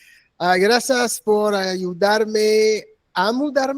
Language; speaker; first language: Spanish; non-native, learner; English